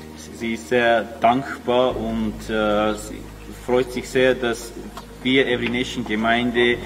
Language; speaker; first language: German; non-native, learner; Armenian